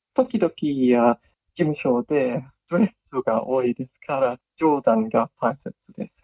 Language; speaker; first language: Japanese; non-native, learner; English